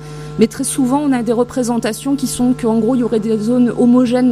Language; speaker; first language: French; native; French